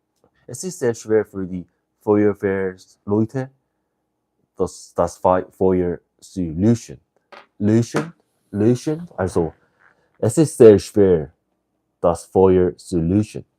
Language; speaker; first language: German; non-native, learner; English